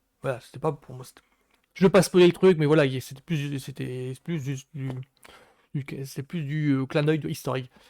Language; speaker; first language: French; native; French